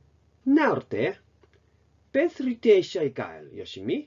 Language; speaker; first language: Welsh; non-native, fluent; Japanese